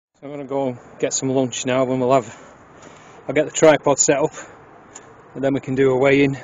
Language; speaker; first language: English; native; English